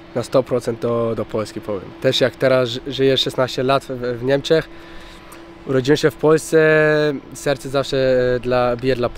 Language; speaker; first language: Polish; early bilingual, heritage; Polish